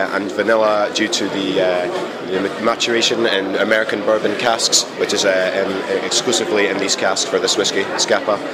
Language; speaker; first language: English; native; English